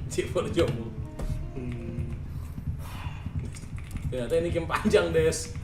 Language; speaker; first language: Indonesian; native; Indonesian